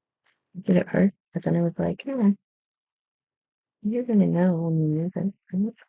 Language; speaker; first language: English; native; English